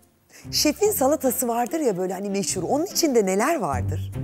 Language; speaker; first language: Turkish; native; Turkish